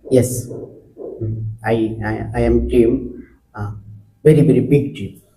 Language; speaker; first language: English; non-native, learner; Bangla